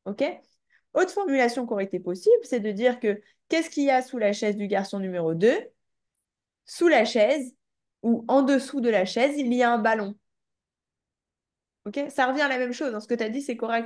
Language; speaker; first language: French; native; French